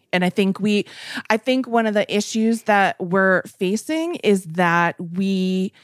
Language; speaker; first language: English; native; English